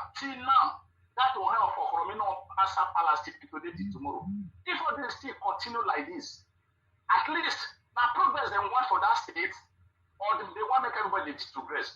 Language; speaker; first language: Nigerian Pidgin; non-native, local second language; Bini